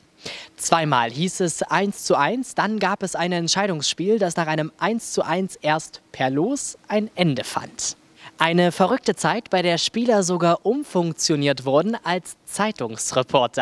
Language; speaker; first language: German; native; German